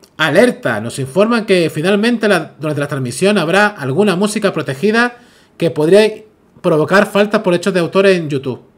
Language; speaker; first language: Spanish; native; Spanish